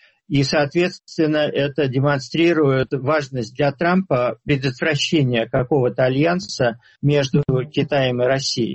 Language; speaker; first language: Russian; native; Russian